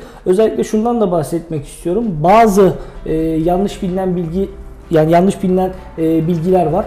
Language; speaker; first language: Turkish; native; Turkish